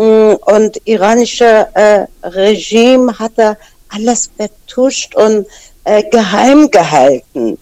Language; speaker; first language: German; non-native, fluent; Persian